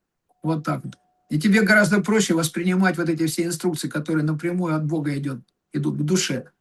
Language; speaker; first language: Russian; native; Russian